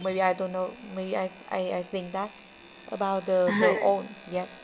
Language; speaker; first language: English; non-native, learner; Vietnamese